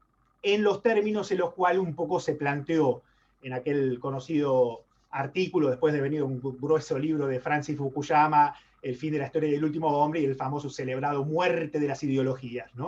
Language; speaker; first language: Spanish; native; Spanish